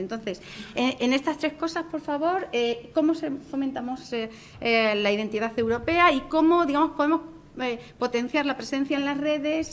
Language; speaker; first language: Spanish; native; Spanish